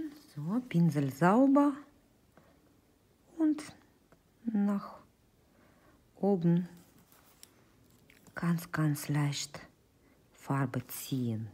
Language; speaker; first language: German; non-native, fluent; Russian